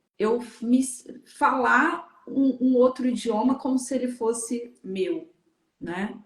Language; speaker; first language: Portuguese; native; Portuguese